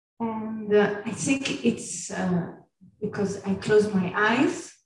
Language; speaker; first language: English; non-native, fluent; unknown